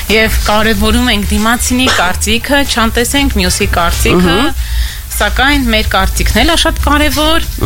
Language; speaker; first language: Armenian; native; Armenian